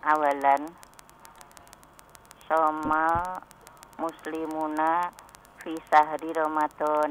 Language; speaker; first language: Arabic; non-native, learner; Indonesian